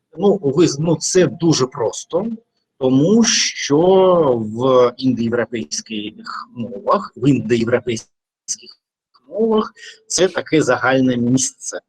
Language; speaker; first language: Ukrainian; non-native, local second language; Russian